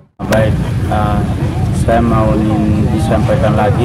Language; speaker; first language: Indonesian; non-native, local second language; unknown